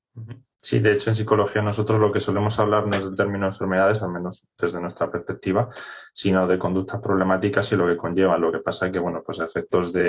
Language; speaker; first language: Spanish; native; Spanish